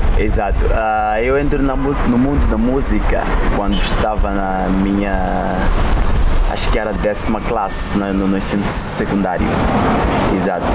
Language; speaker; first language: Portuguese; non-native, local second language; Tsonga